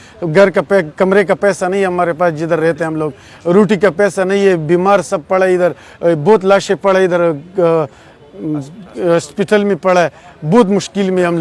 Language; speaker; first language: Hindi; non-native, learner; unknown